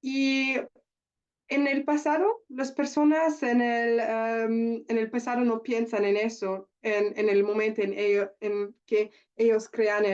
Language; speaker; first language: Spanish; non-native, learner; German